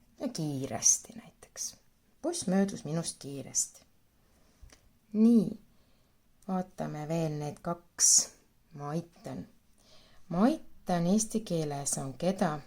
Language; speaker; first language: Estonian; non-native, local second language; Russian